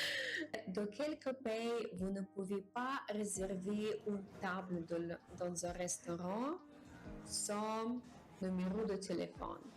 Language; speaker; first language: French; non-native, learner; Japanese